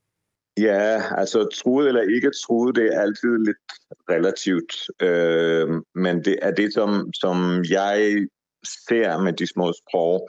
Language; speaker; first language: Danish; non-native, fluent; Hebrew